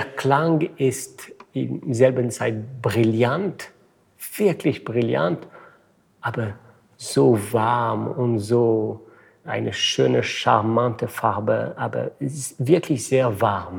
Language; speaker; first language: German; non-native, fluent; French